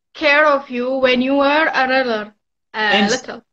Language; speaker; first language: English; non-native, learner; Arabic